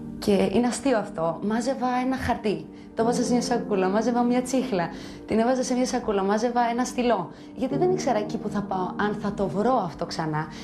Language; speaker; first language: Greek; early bilingual, other home language; Albanian